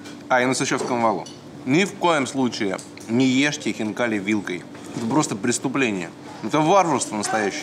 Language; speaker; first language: Russian; native; Russian